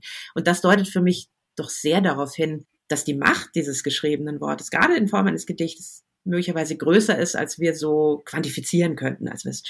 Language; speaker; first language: German; native; German